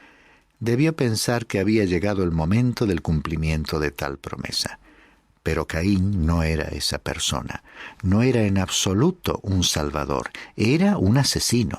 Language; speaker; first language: Spanish; native; Spanish